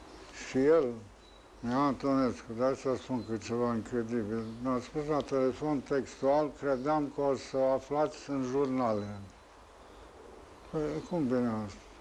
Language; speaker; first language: Romanian; non-native, local second language; English